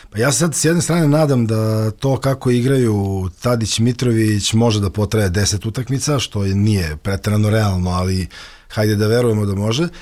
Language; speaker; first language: Serbian; native; Serbian